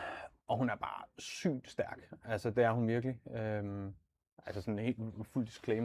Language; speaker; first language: Danish; native; Danish